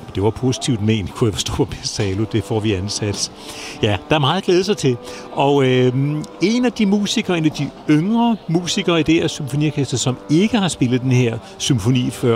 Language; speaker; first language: Danish; native; Danish